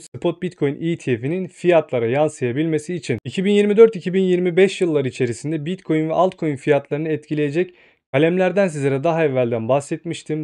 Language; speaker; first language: Turkish; native; Turkish